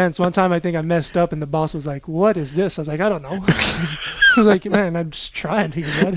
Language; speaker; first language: English; non-native, fluent; French